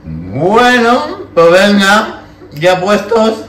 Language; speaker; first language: Spanish; native; Spanish